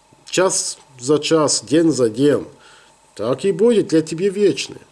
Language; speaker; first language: Russian; non-native, learner; English